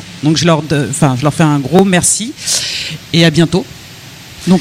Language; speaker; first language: French; native; French